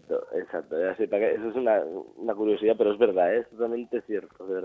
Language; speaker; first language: Spanish; native; Spanish